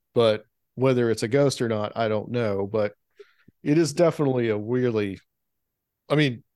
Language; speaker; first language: English; native; English